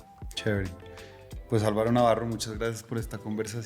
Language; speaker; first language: Spanish; native; Spanish